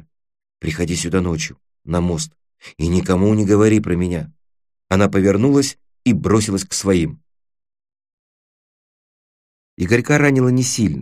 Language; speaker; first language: Russian; native; Russian